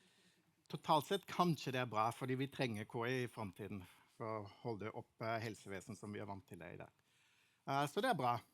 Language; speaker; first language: Norwegian; non-native, fluent; German